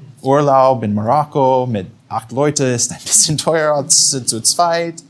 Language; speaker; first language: German; non-native, fluent; English